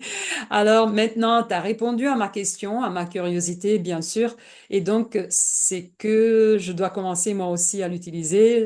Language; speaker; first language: French; non-native, fluent; Italian